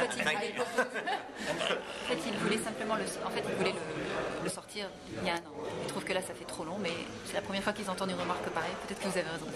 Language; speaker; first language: French; native; French